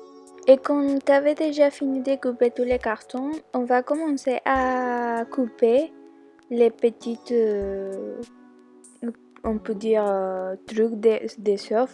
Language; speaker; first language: French; non-native, learner; Spanish